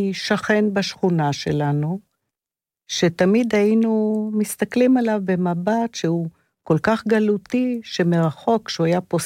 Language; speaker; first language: Hebrew; native; Hebrew